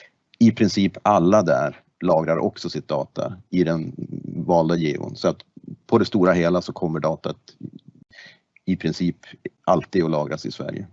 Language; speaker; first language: Swedish; native; Swedish